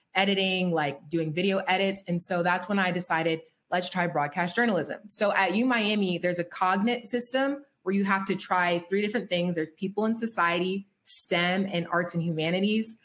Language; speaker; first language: English; native; English